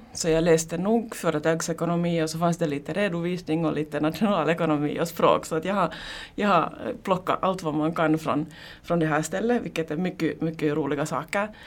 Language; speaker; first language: Swedish; native; Swedish